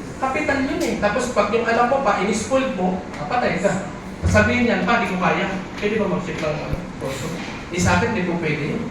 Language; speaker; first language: Filipino; non-native, local second language; Bikol